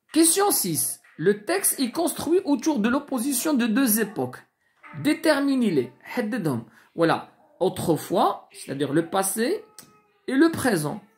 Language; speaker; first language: French; non-native, local second language; Arabic